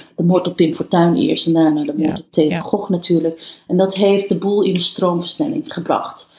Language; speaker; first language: Dutch; early bilingual, other home language; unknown